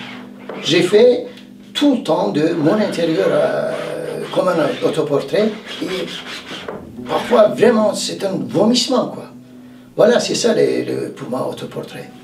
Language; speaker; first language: French; non-native, fluent; Turkish